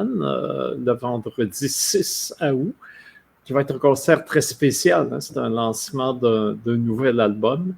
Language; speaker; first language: French; native; French